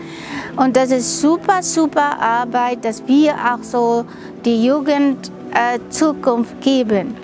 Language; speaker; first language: German; non-native, fluent; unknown